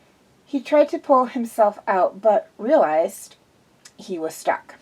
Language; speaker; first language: English; native; English